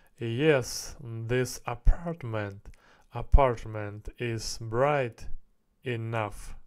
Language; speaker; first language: English; non-native, learner; Russian